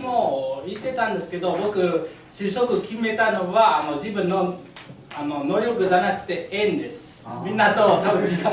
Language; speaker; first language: Japanese; non-native, fluent; Vietnamese